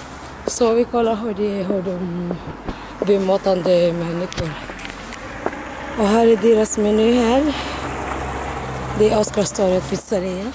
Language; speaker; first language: Swedish; non-native, learner; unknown